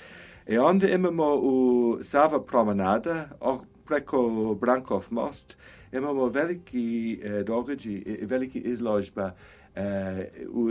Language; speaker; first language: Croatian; non-native, learner; English